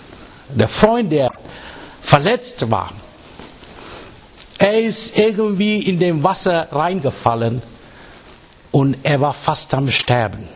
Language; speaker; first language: German; non-native, fluent; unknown